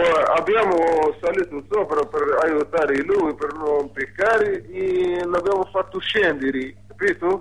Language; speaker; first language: Italian; non-native, learner; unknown